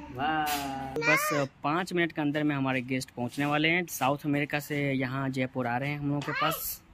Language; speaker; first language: Hindi; native; Hindi